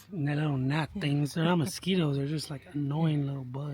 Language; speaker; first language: English; native; English